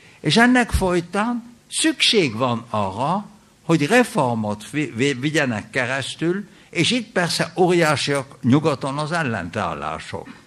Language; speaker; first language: Hungarian; early bilingual, heritage; German